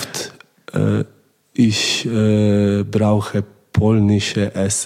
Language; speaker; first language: German; non-native, learner; Polish